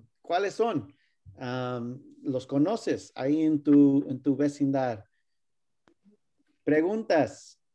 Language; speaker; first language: Spanish; early bilingual, heritage; Spanish